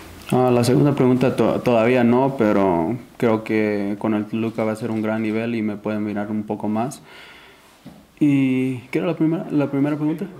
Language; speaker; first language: Spanish; early bilingual, heritage; Spanish